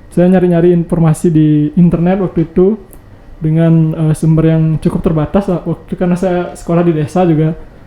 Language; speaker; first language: Indonesian; non-native, local second language; Balinese